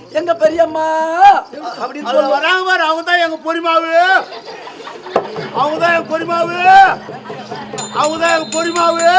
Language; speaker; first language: Tamil; native; Tamil